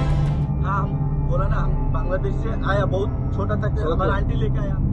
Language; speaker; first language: Hindi; non-native, local second language; Bangla